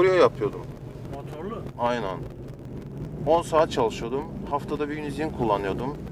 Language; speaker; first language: Turkish; non-native, fluent; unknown